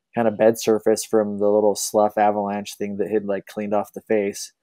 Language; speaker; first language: English; native; English